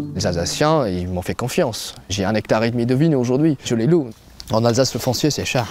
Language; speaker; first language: French; non-native, fluent; Persian